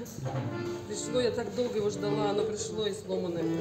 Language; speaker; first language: Russian; native; Russian